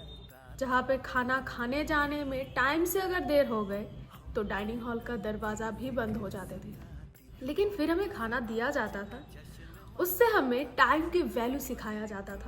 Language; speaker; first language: Hindi; native; Hindi